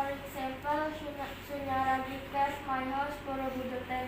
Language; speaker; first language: English; non-native, learner; Indonesian